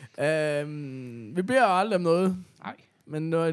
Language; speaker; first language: Danish; native; Danish